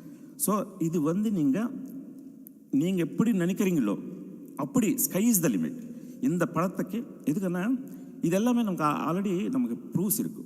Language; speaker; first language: Tamil; non-native, fluent; Telugu